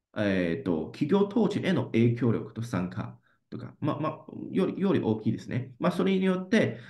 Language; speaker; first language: Japanese; non-native, fluent; Chinese